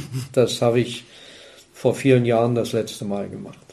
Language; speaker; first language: German; native; German